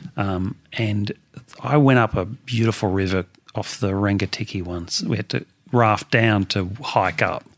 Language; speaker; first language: English; native; English